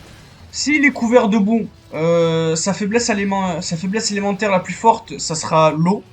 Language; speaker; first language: French; native; French